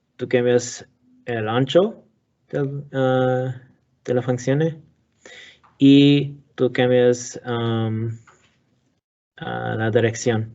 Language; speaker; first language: Spanish; non-native, learner; English